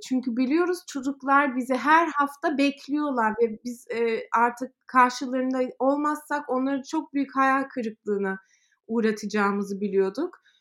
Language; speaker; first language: Turkish; early bilingual, heritage; Turkish